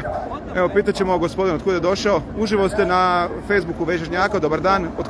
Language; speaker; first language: Serbian; native; Serbian